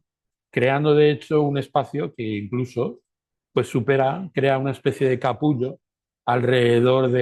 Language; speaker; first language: Spanish; native; Spanish